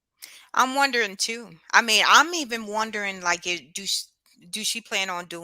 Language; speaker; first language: English; native; English